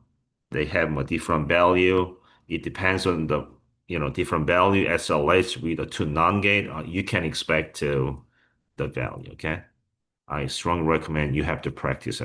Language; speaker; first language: English; non-native, fluent; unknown